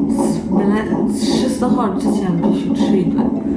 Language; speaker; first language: Chinese; non-native, fluent; French